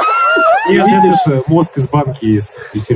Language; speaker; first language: Russian; native; Russian